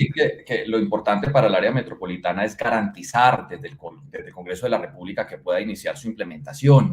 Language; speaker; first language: Spanish; native; Spanish